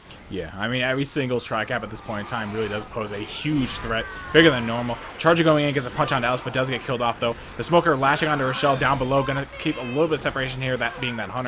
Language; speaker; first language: English; native; English